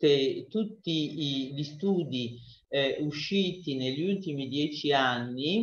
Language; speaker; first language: Italian; native; Italian